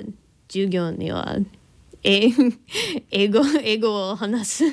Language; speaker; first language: Japanese; non-native, learner; English